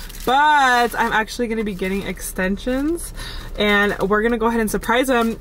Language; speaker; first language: English; early bilingual, other home language; Spanish